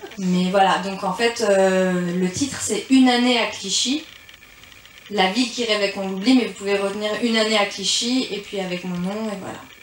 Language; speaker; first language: French; early bilingual, other home language; Persian